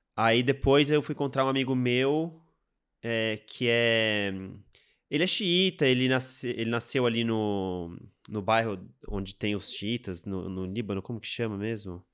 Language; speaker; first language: Portuguese; native; Portuguese